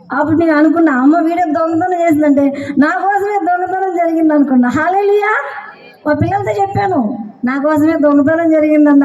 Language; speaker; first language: Telugu; non-native, local second language; Tamil